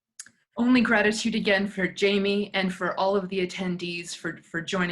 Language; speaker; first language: English; native; English